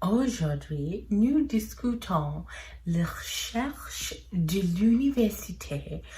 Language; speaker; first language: French; non-native, learner; English